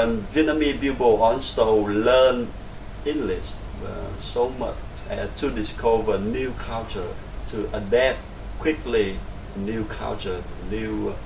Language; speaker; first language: English; non-native, learner; Vietnamese